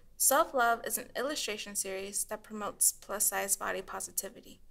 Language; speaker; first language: English; native; English